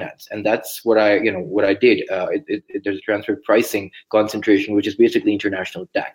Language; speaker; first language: English; non-native, local second language; Urdu